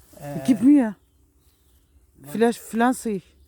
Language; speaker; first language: German; non-native, learner; Turkish